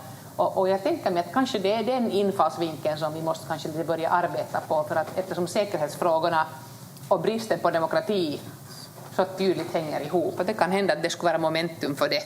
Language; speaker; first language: Swedish; native; Swedish